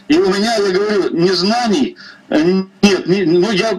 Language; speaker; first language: Russian; native; Russian